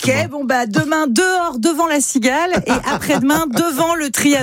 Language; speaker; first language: French; native; French